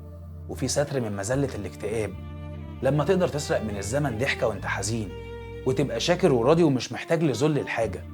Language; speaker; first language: Arabic; native; Arabic